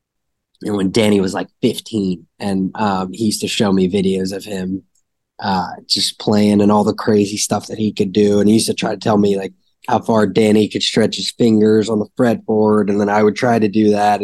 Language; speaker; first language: English; native; English